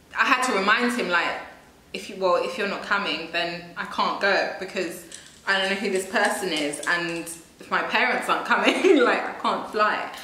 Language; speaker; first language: English; native; English